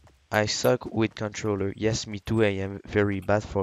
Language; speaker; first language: English; non-native, learner; French